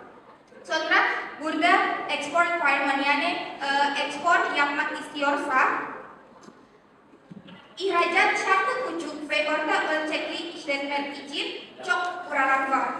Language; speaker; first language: Turkish; non-native, learner; Indonesian